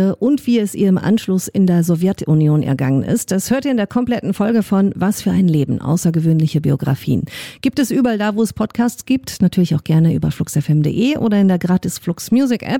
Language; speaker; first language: German; native; German